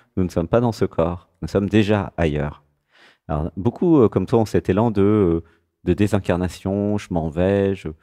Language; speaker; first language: French; native; French